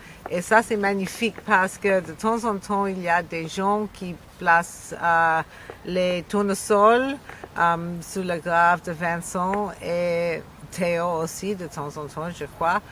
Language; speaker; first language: French; non-native, learner; English